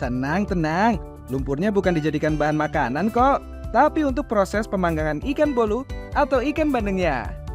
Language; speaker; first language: Indonesian; native; Indonesian